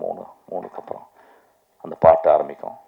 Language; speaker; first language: Tamil; native; Tamil